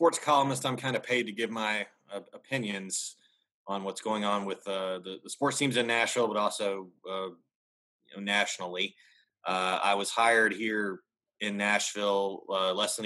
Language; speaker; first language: English; native; English